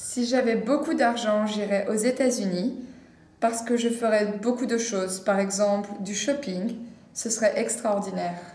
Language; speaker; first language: French; non-native, learner; English